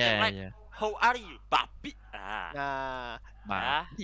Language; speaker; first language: English; non-native, learner; Indonesian